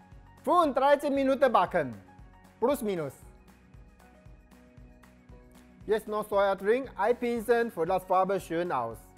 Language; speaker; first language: German; non-native, learner; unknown